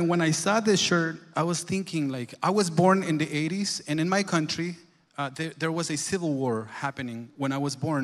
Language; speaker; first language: English; non-native, fluent; Spanish